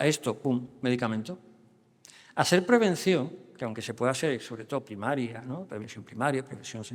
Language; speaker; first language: Spanish; native; Spanish